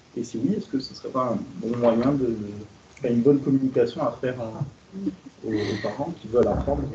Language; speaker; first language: French; native; French